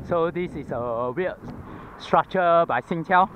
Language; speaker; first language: English; non-native, local second language; Chinese